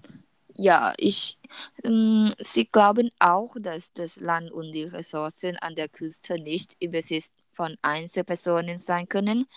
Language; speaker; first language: German; non-native, learner; Thai